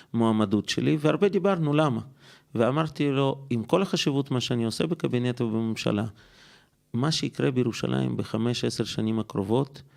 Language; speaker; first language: Hebrew; non-native, fluent; Russian